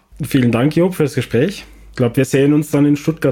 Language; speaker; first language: German; native; German